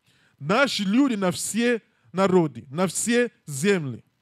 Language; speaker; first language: Russian; non-native, learner; English